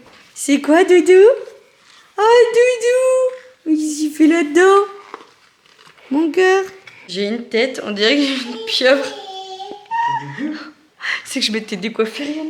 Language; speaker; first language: French; native; French